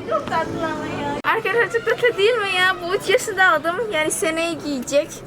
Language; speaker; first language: Turkish; non-native, learner; Indonesian